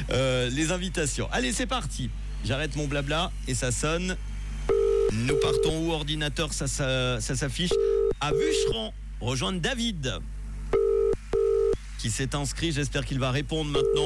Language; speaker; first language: French; native; French